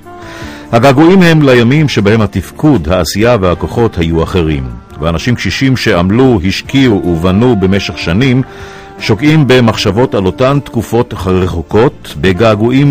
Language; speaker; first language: Hebrew; native; Hebrew